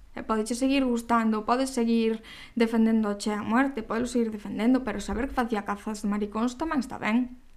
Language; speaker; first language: Galician; non-native, local second language; Spanish